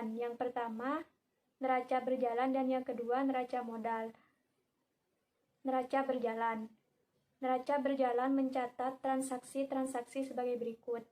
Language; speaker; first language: Indonesian; native; Indonesian